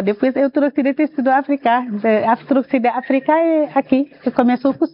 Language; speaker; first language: Portuguese; non-native, learner; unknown